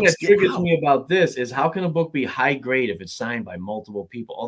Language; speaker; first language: English; native; English